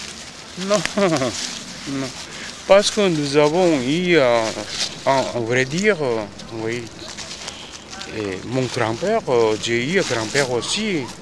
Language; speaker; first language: French; non-native, fluent; Korean